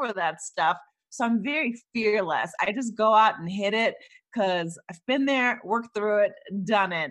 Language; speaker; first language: English; non-native, fluent; German